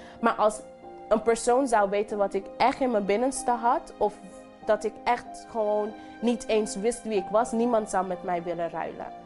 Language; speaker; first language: Dutch; non-native, local second language; English